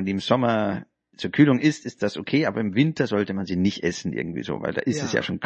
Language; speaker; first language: German; native; German